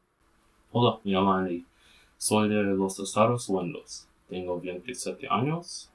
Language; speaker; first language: Spanish; non-native, learner; English